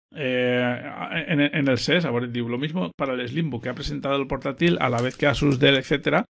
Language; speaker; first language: Spanish; non-native, local second language; Catalan